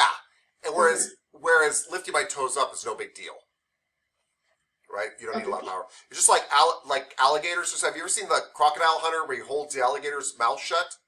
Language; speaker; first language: English; native; English